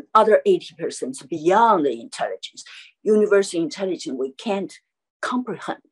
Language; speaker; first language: English; non-native, fluent; Chinese